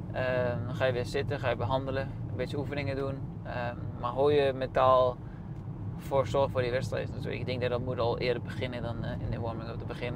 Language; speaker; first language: Dutch; non-native, fluent; Danish